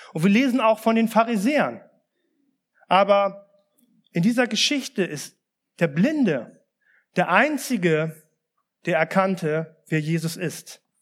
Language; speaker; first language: German; early bilingual, other home language; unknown